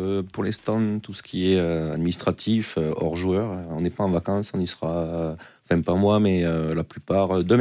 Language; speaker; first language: French; native; French